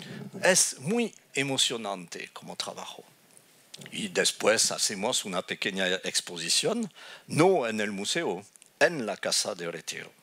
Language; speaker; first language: Spanish; non-native, fluent; French